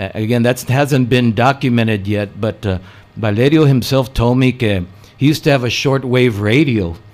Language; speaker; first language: English; early bilingual, other home language; Spanish